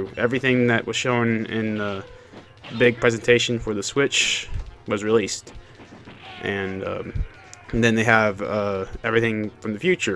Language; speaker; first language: English; native; English